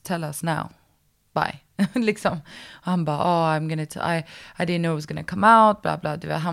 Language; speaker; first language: English; early bilingual, other home language; Swedish